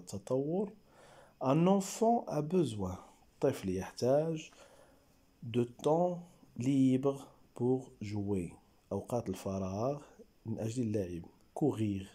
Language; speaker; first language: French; non-native, local second language; Arabic